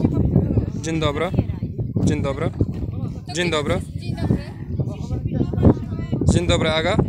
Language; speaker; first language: Polish; non-native, learner; Arabic